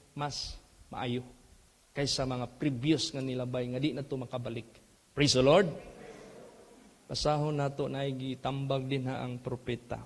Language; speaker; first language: Cebuano; native; Cebuano